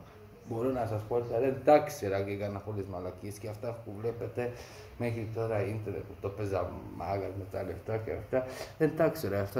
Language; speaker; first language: Greek; non-native, fluent; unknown